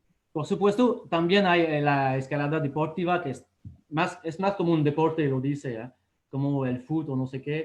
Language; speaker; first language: Spanish; non-native, fluent; French